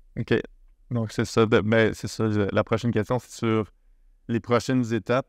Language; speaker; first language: French; native; French